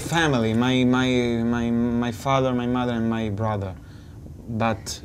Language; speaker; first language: English; non-native, learner; Italian